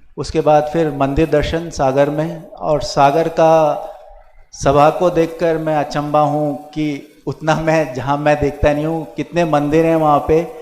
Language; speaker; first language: Hindi; non-native, local second language; Kannada